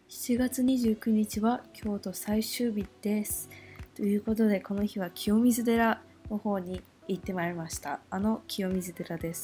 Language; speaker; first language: Japanese; early bilingual, heritage; Japanese